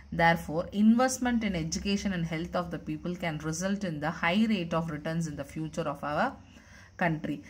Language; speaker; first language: English; non-native, local second language; Tamil